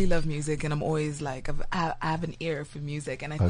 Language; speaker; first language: English; non-native, local second language; Portuguese